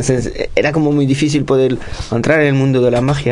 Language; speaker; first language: Spanish; non-native, fluent; French